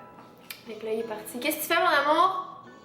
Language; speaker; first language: French; native; French